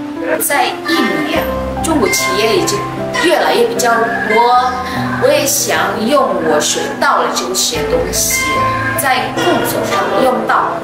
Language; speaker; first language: Chinese; non-native, fluent; Indonesian